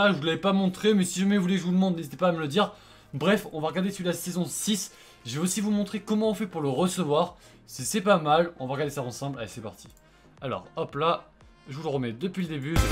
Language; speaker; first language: French; native; French